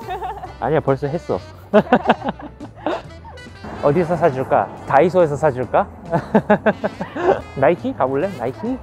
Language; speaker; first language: Korean; early bilingual, heritage; English